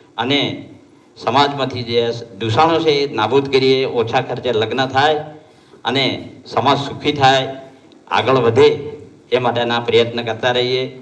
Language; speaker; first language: Gujarati; non-native, local second language; Bhili